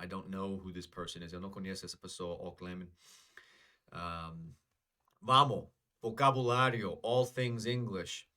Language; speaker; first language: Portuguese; non-native, fluent; English